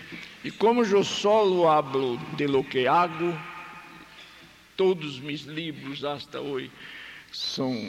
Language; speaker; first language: Spanish; non-native, fluent; Portuguese